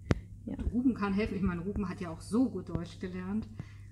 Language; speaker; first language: German; native; German